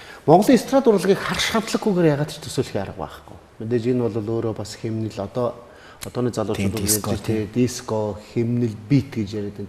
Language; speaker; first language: Mongolian; native; Mongolian